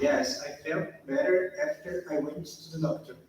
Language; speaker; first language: English; non-native, learner; Portuguese